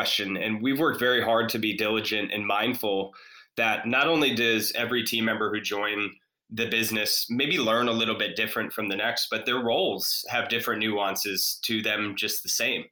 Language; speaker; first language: English; native; English